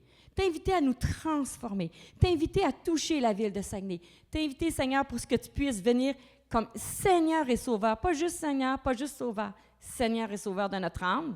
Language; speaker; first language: French; native; French